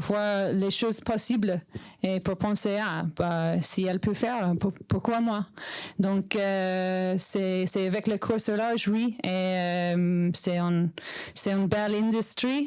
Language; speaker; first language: French; non-native, learner; English